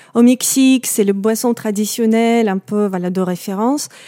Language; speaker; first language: French; non-native, fluent; Russian